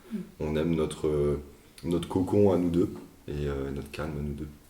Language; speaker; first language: French; native; French